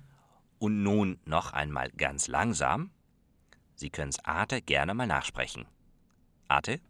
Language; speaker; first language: German; non-native, fluent; Dutch